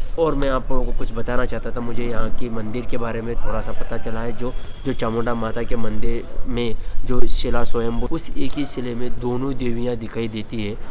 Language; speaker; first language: Hindi; non-native, local second language; Kannada